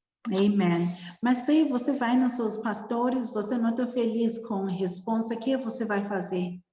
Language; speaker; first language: Portuguese; non-native, learner; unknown